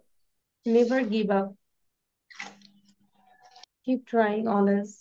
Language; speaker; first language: English; non-native, fluent; Bangla